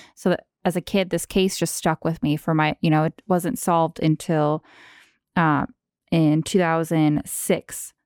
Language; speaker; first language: English; native; English